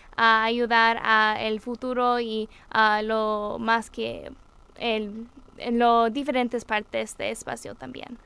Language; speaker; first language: Spanish; non-native, learner; English